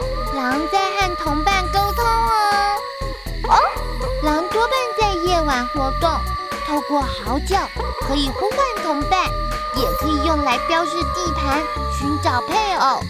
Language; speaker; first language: Chinese; native; Chinese